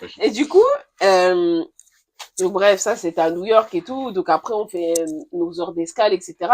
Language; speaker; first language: French; early bilingual, other home language; Haitian Creole